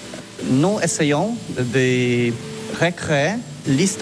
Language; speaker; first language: French; non-native, learner; Polish